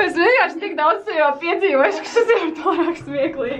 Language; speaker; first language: Latvian; native; Latvian